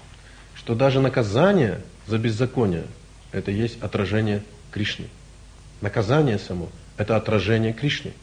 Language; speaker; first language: Russian; native; Russian